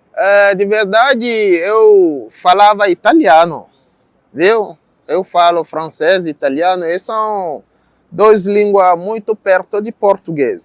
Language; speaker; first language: Portuguese; non-native, learner; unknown